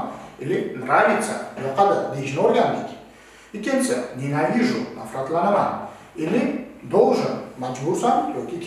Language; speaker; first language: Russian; non-native, local second language; Uzbek